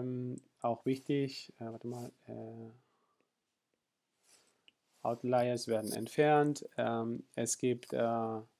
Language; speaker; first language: German; non-native, fluent; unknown